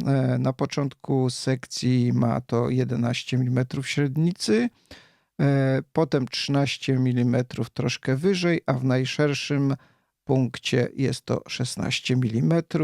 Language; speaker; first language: Polish; native; Polish